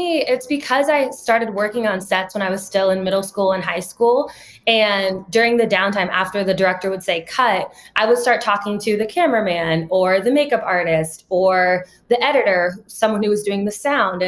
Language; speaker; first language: English; native; English